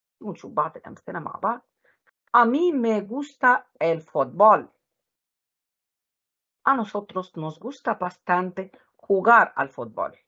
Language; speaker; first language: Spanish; non-native, fluent; Arabic